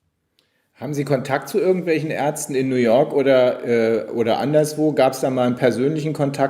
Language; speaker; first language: German; native; German